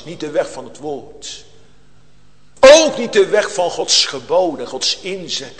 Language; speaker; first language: Dutch; native; Dutch